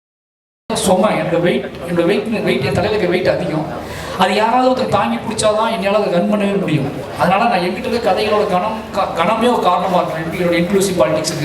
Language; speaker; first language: Tamil; native; Tamil